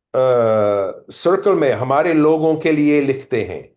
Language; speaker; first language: Hindi; non-native, learner; English